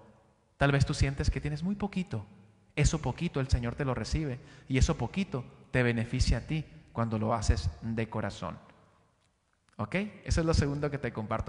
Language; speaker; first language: Spanish; native; Spanish